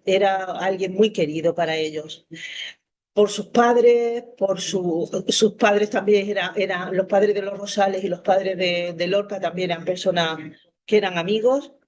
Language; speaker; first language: Spanish; native; Spanish